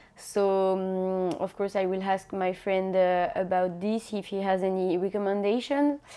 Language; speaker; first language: English; non-native, fluent; French